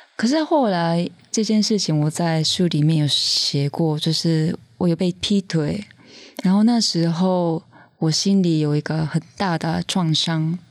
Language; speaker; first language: Chinese; non-native, fluent; Japanese